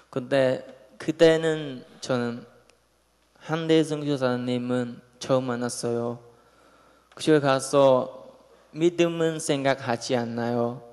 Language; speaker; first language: Korean; non-native, learner; Khmer